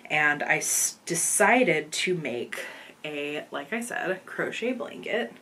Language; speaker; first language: English; native; English